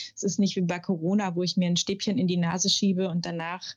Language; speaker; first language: German; native; German